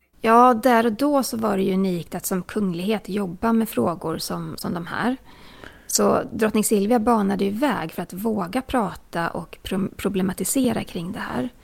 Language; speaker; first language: Swedish; native; Swedish